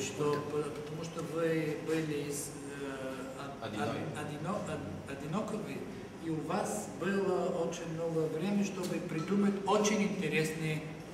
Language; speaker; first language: Russian; non-native, learner; Bulgarian